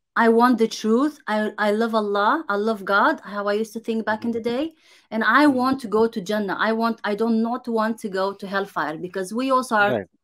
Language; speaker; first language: English; non-native, fluent; Romanian